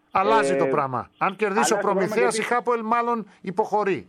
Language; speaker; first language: Greek; native; Greek